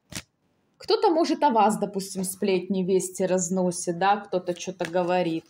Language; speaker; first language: Russian; native; Russian